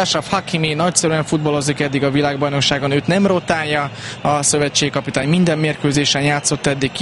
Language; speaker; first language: Hungarian; native; Hungarian